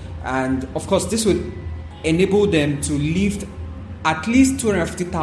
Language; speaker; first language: English; non-native, local second language; Yoruba